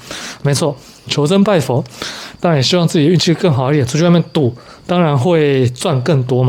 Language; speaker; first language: Chinese; native; Chinese